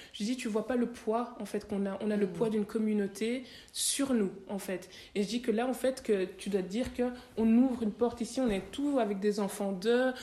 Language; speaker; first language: French; native; French